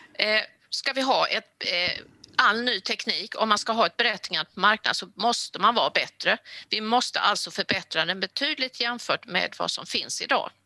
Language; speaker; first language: Swedish; native; Swedish